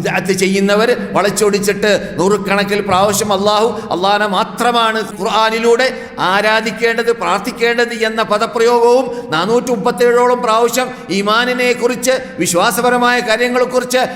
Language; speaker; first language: Malayalam; native; Malayalam